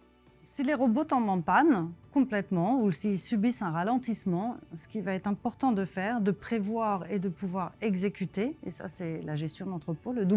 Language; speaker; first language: French; native; French